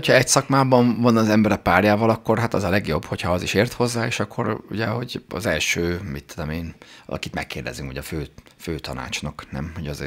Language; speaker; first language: Hungarian; native; Hungarian